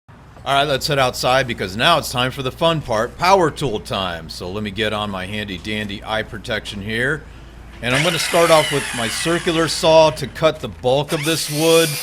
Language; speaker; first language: English; native; English